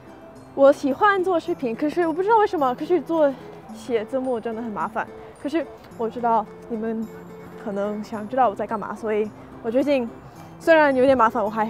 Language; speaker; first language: Chinese; non-native, fluent; English